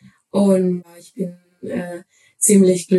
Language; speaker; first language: German; non-native, fluent; Spanish